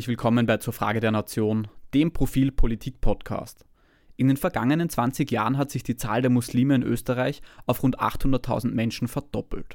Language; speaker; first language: German; native; German